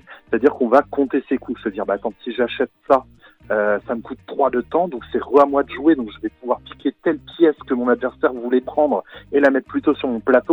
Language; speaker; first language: French; native; French